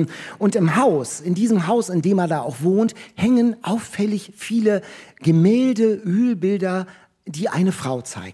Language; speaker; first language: German; native; German